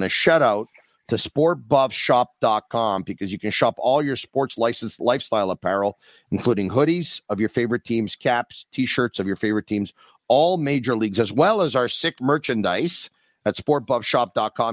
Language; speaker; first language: English; native; English